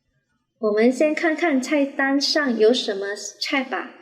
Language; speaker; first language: Chinese; non-native, fluent; Indonesian